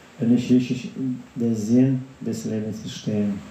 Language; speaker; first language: German; non-native, fluent; Russian